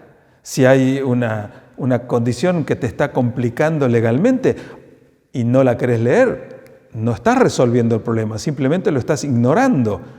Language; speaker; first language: Spanish; native; Spanish